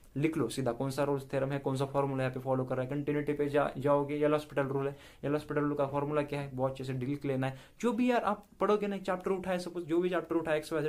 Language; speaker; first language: Hindi; non-native, local second language; Marathi